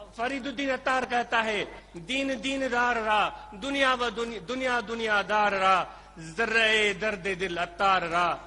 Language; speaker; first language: Urdu; non-native, local second language; Sindhi